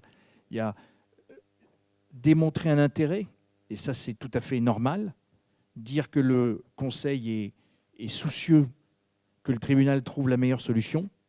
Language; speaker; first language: French; native; French